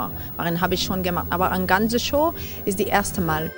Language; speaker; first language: German; non-native, learner; French